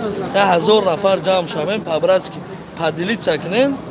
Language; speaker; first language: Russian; non-native, local second language; Tajik